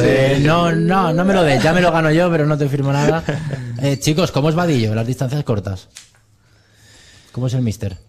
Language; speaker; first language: Spanish; native; Spanish